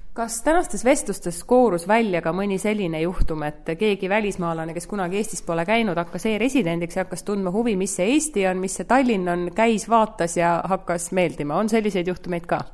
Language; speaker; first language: Estonian; native; Estonian